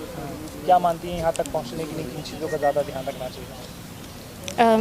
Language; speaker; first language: Hindi; native; Hindi